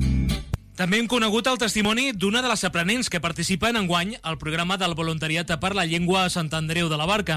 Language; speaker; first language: Catalan; native; Catalan